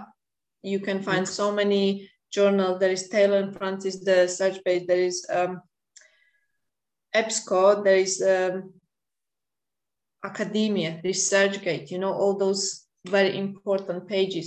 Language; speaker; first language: English; non-native, fluent; Latvian